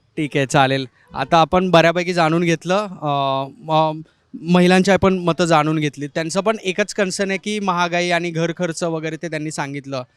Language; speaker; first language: Marathi; native; Marathi